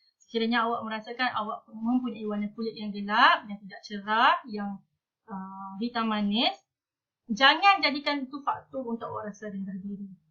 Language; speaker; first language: Malay; native; Malay